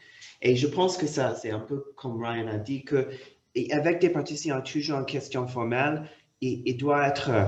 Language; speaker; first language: French; non-native, fluent; English